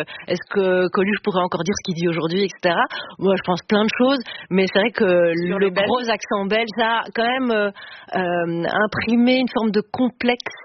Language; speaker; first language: French; native; French